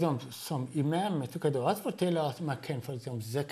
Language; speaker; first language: Danish; non-native, fluent; Arabic